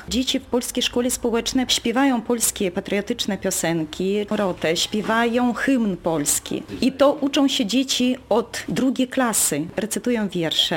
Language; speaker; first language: Polish; non-native, local second language; Russian